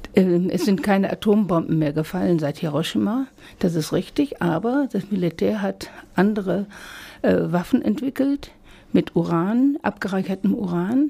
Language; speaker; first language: German; native; German